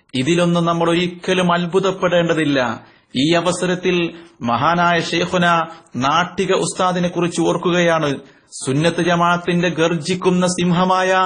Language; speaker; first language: Malayalam; native; Malayalam